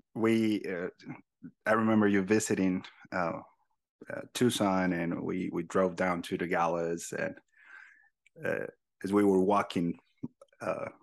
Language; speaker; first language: English; non-native, fluent; Spanish